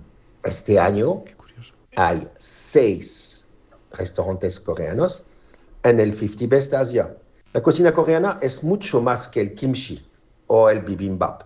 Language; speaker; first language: Spanish; non-native, fluent; French